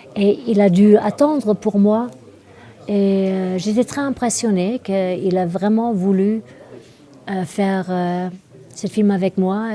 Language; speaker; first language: French; non-native, fluent; German